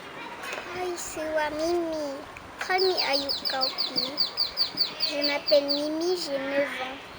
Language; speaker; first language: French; non-native, learner; Lao